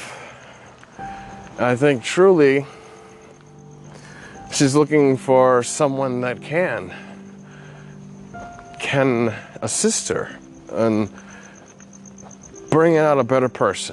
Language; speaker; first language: English; native; English